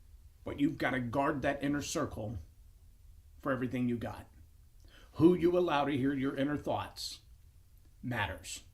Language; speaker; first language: English; native; English